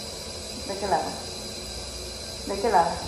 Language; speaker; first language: Spanish; native; Spanish